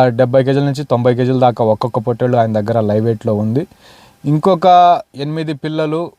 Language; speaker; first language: Telugu; non-native, local second language; Urdu